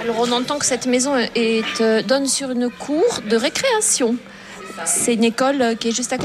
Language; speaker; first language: French; native; French